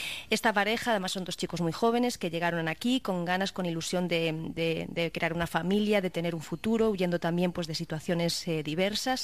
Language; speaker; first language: Spanish; native; Spanish